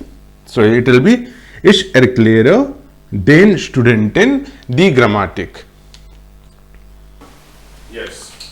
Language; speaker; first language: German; non-native, fluent; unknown